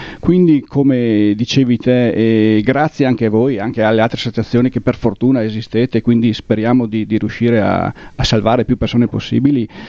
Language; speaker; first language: Italian; native; Italian